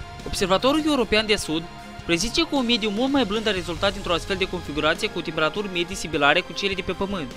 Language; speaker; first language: Romanian; native; Romanian